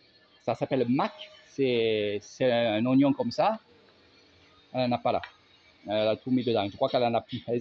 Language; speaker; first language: French; native; French